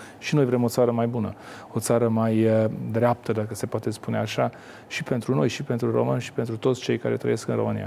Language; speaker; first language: Romanian; non-native, local second language; Hungarian